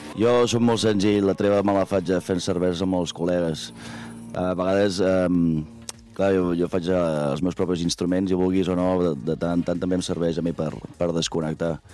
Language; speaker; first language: Catalan; native; Catalan